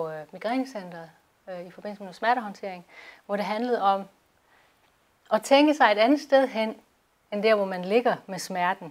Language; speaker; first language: Danish; native; Danish